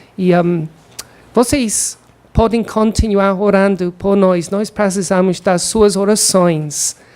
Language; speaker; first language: Portuguese; non-native, fluent; English